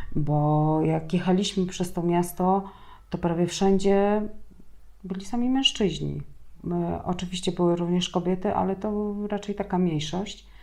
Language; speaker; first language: Polish; native; Polish